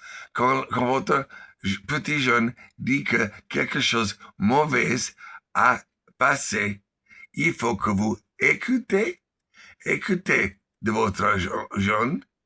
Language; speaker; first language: French; non-native, learner; English